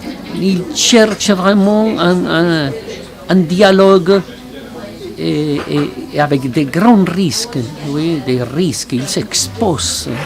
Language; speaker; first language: French; non-native, fluent; Spanish